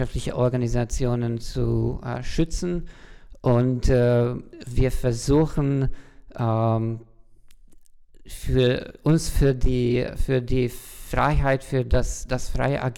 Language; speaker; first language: German; non-native, fluent; Hungarian